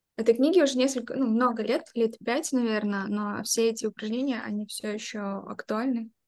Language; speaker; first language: Russian; native; Russian